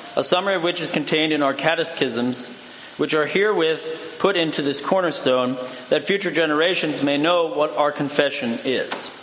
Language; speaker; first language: English; native; English